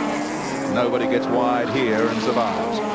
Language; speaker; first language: English; native; English